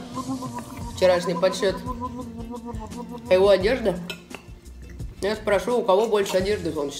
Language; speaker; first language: Russian; native; Russian